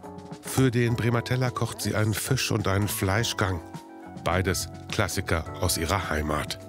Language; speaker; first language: German; native; German